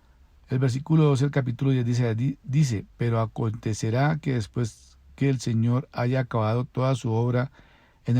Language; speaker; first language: Spanish; native; Spanish